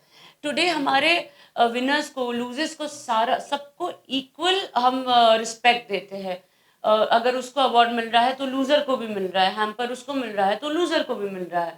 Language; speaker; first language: Hindi; native; Hindi